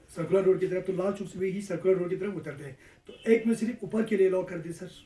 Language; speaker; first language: Hindi; non-native, local second language; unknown